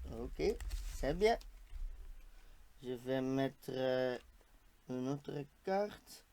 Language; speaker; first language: French; non-native, local second language; Dutch